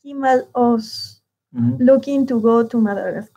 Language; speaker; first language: English; non-native, learner; Spanish